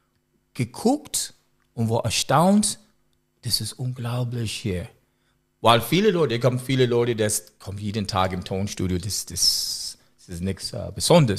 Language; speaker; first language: German; non-native, learner; English